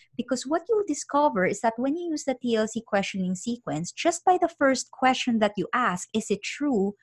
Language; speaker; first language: English; non-native, local second language; Filipino